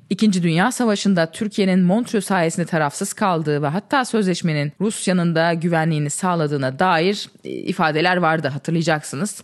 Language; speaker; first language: Turkish; native; Turkish